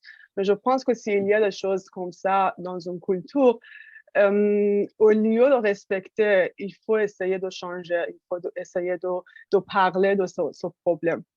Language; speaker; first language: French; non-native, fluent; Persian